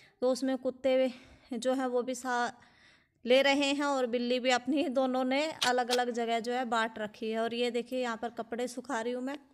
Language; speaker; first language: Hindi; native; Hindi